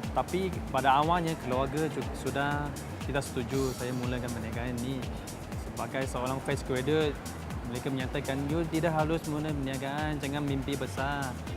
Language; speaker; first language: Malay; non-native, local second language; Chinese